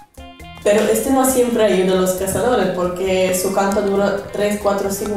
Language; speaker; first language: Spanish; non-native, learner; Russian